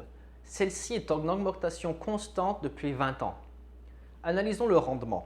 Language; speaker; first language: French; native; French